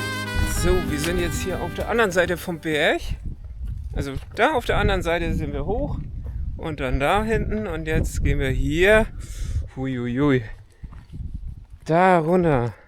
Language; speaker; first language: German; native; German